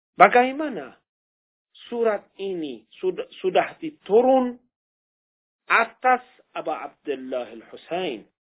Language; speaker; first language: Indonesian; non-native, fluent; Persian